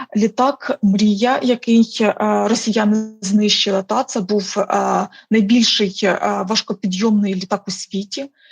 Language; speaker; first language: Ukrainian; native; Ukrainian